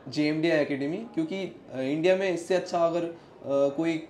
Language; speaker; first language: Hindi; non-native, local second language; Assamese